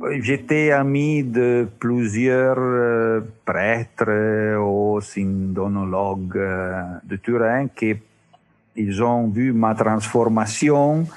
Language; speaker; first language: French; non-native, learner; Italian